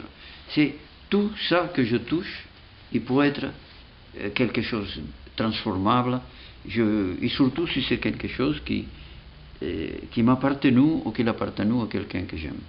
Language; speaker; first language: French; non-native, fluent; Catalan